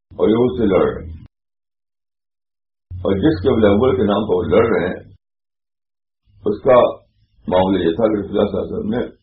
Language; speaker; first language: Urdu; native; Urdu